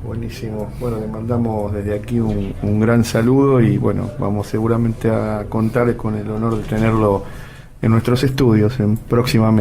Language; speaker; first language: Spanish; native; Spanish